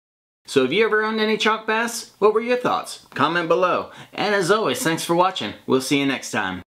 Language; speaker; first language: English; native; English